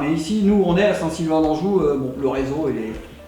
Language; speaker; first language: French; native; French